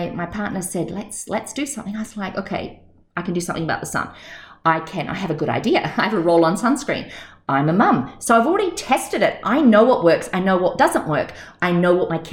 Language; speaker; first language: English; native; English